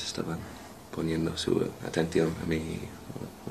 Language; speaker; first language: Spanish; non-native, fluent; English